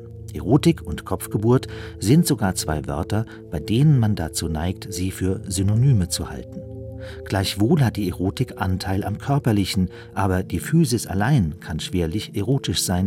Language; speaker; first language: German; native; German